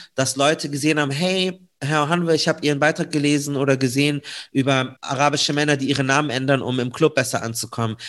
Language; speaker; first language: German; native; German